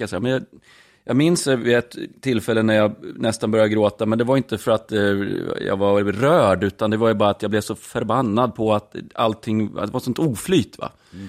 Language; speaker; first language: Swedish; native; Swedish